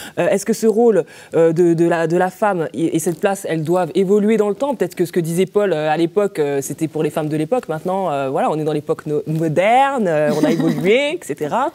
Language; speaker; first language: French; native; French